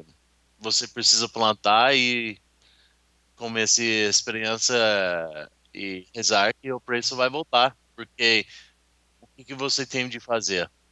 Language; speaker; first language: Portuguese; non-native, learner; English